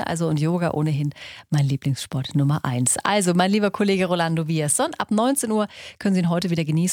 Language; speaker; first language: German; native; German